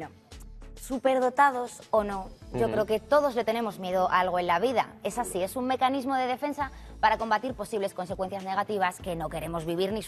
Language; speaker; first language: Spanish; native; Spanish